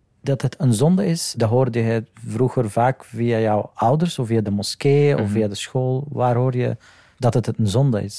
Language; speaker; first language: Dutch; non-native, fluent; Arabic